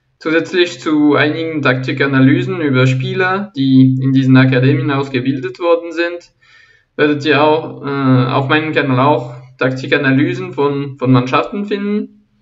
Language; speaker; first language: German; non-native, local second language; French